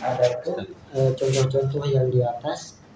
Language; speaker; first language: Indonesian; native; Indonesian